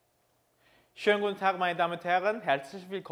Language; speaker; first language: German; non-native, fluent; Korean